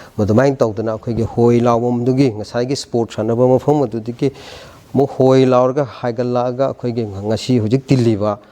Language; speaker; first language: Manipuri; non-native, local second language; Rongmei Naga